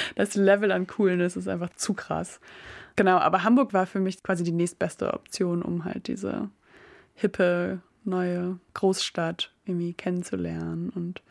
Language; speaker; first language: German; native; German